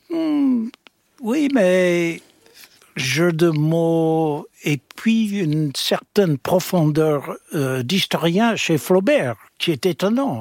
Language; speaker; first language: French; non-native, fluent; English